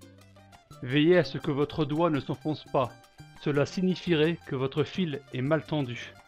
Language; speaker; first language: French; native; French